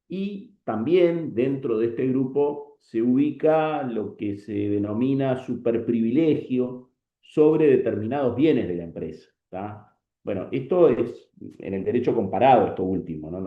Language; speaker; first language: Spanish; native; Spanish